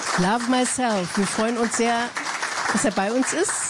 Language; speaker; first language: German; native; German